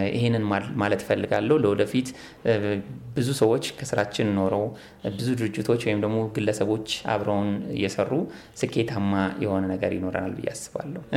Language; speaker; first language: Amharic; native; Amharic